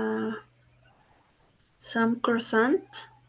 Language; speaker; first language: English; non-native, learner; Spanish